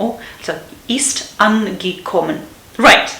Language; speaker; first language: German; non-native, fluent; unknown